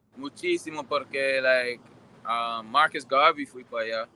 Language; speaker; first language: Spanish; non-native, learner; English